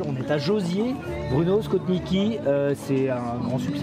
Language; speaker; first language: French; native; French